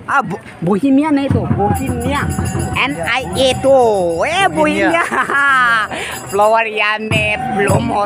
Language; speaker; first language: Hindi; non-native, local second language; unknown